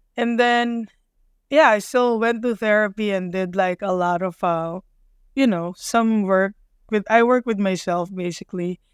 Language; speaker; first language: English; non-native, local second language; Filipino